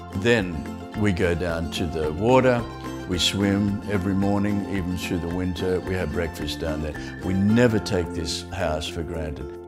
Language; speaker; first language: English; native; English